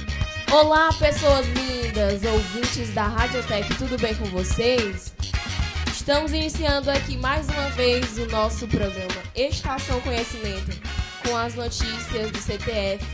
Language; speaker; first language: Portuguese; native; Portuguese